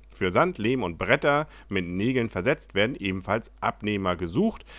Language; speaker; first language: German; native; German